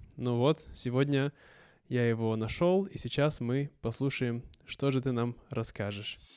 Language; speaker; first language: Russian; native; Russian